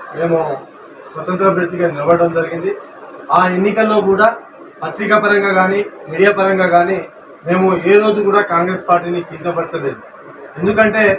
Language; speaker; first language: Telugu; non-native, local second language; Lambadi